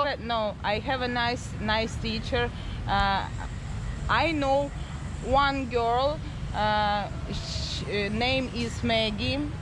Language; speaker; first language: English; non-native, learner; Russian